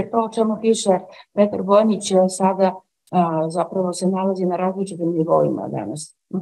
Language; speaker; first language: Russian; non-native, fluent; Serbian